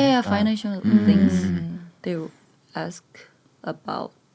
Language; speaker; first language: English; non-native, learner; Korean